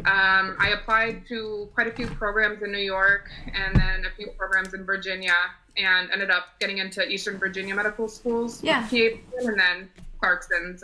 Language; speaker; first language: English; native; English